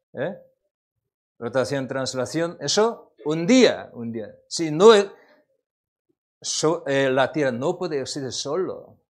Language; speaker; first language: Spanish; non-native, learner; Korean